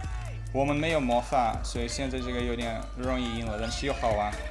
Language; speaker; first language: Chinese; non-native, learner; Russian